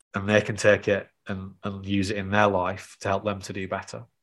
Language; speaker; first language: English; native; English